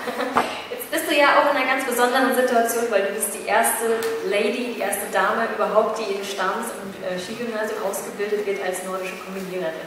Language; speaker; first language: German; native; German